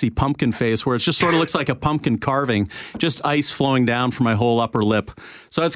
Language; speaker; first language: English; native; English